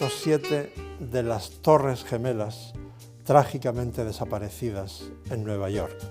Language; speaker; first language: Spanish; native; Spanish